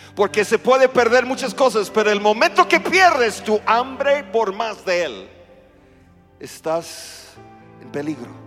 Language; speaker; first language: Spanish; non-native, fluent; English